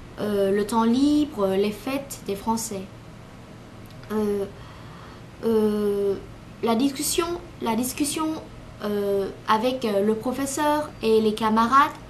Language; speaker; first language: French; non-native, learner; Vietnamese